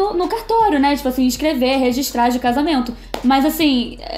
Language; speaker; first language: Portuguese; native; Portuguese